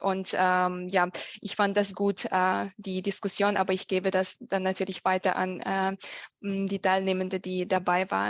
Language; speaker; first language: German; non-native, fluent; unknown